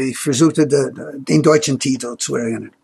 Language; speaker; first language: German; non-native, fluent; English